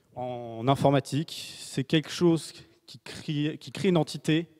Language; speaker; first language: French; native; French